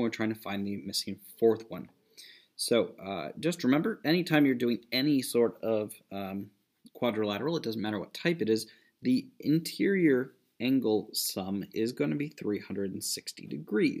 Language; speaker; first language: English; native; English